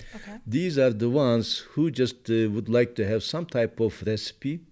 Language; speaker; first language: English; non-native, fluent; Turkish